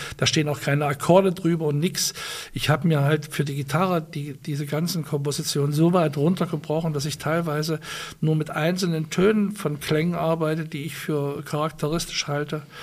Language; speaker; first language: German; native; German